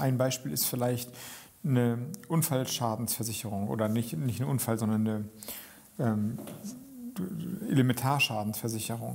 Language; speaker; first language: German; native; German